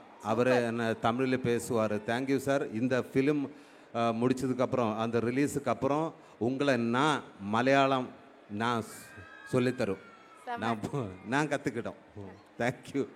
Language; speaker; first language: Tamil; non-native, local second language; Malayalam